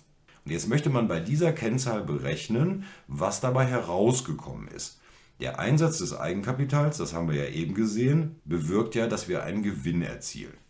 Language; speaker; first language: German; native; German